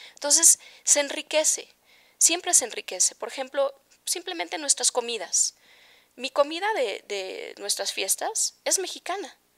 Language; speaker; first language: Spanish; native; Spanish